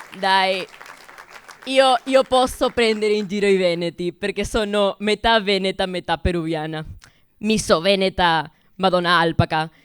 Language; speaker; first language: Italian; non-native, fluent; Spanish